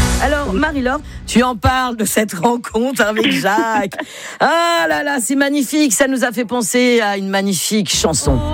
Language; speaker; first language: French; native; French